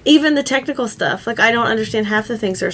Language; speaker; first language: English; native; English